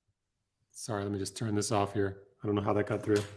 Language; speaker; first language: English; native; English